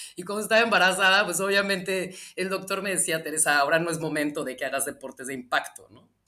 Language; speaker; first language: Spanish; native; Spanish